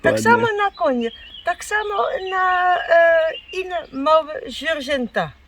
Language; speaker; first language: Polish; non-native, learner; Dutch